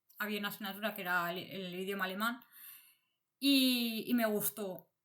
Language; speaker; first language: Spanish; native; Spanish